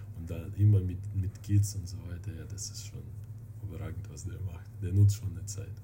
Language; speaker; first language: German; non-native, fluent; Russian